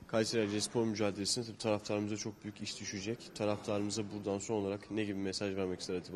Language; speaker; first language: Turkish; native; Turkish